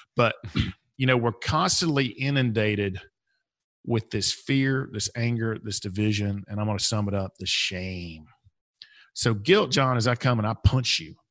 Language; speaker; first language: English; native; English